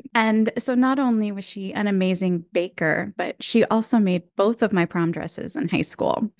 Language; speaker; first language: English; native; English